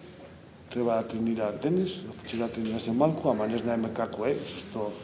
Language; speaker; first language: Macedonian; non-native, learner; Spanish